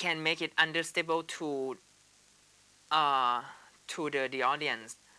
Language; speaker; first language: English; non-native, learner; Thai